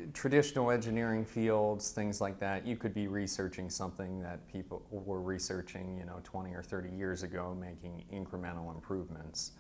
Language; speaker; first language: English; native; English